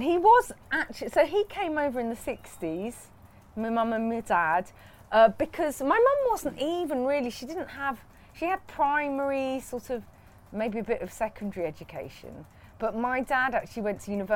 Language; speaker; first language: English; native; English